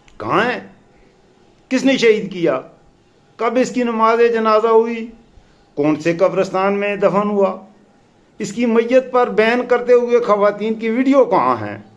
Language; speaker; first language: Urdu; non-native, local second language; Pashto